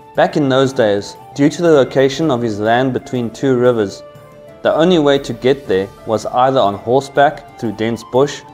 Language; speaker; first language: English; native; English